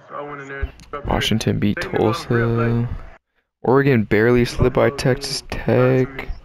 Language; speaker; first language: English; native; English